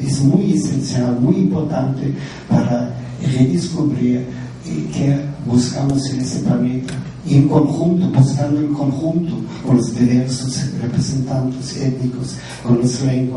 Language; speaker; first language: Spanish; non-native, fluent; German